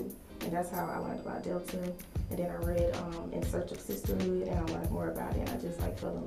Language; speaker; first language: English; native; English